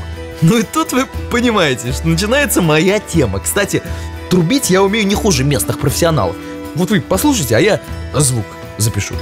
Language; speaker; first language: Russian; native; Russian